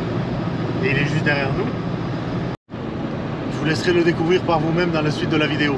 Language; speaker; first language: French; native; French